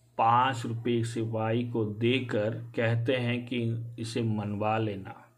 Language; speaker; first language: Hindi; native; Hindi